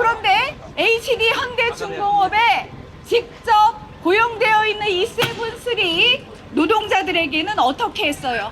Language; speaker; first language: Korean; non-native, fluent; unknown